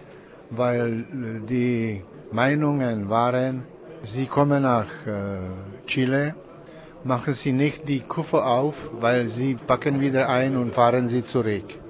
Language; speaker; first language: German; non-native, learner; Czech